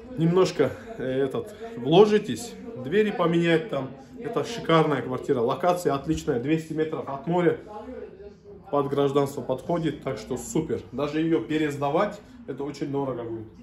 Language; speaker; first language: Russian; non-native, fluent; Turkish